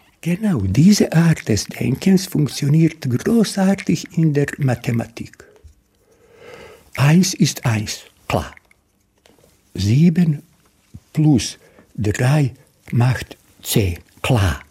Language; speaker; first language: German; non-native, fluent; Bosnian